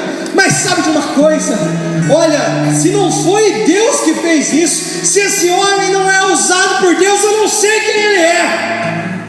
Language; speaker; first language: Portuguese; native; Portuguese